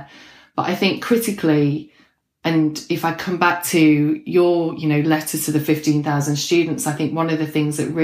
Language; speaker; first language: English; native; English